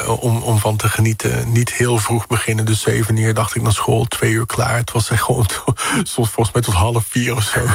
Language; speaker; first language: Dutch; early bilingual, other home language; Papiamento